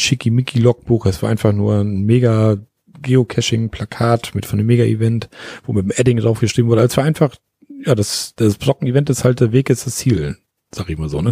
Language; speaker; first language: German; native; German